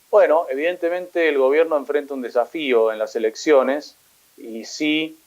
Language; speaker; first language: Spanish; native; Spanish